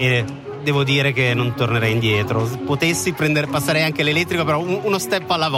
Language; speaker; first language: Italian; native; Italian